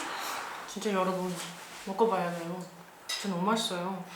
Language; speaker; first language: Korean; non-native, learner; German